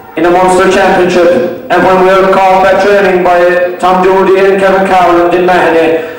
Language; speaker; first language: English; native; English